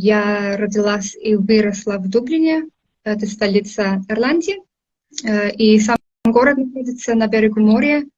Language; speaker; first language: Russian; non-native, fluent; English